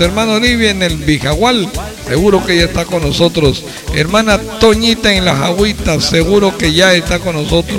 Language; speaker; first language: Spanish; native; Spanish